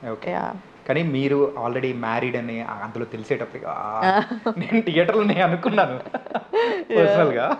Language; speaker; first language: Telugu; native; Telugu